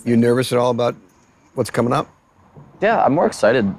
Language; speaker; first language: English; native; English